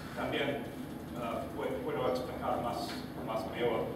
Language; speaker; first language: Spanish; non-native, learner; English